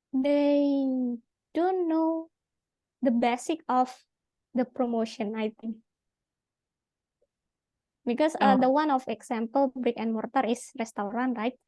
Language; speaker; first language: English; non-native, learner; Indonesian